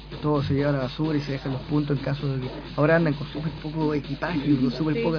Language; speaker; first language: Spanish; native; Spanish